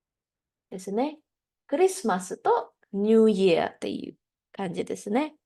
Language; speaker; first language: Japanese; non-native, fluent; Indonesian